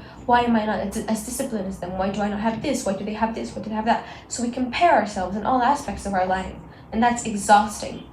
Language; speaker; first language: English; non-native, local second language; Arabic